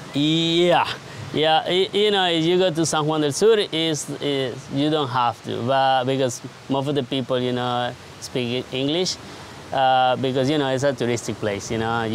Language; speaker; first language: English; non-native, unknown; Spanish